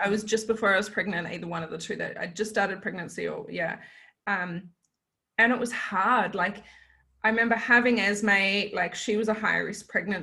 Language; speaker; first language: English; native; English